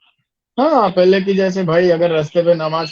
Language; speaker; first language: Hindi; native; Hindi